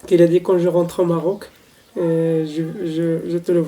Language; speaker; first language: French; non-native, local second language; Arabic